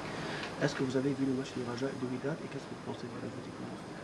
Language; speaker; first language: French; non-native, fluent; Arabic